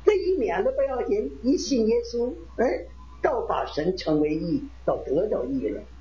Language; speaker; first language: Chinese; native; Chinese